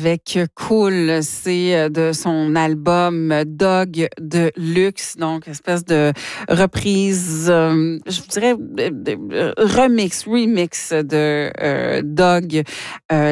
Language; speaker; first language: French; native; French